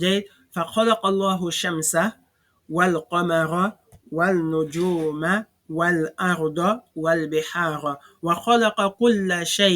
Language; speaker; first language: Arabic; non-native, fluent; French